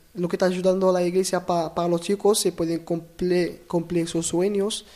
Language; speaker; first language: Spanish; non-native, learner; Arabic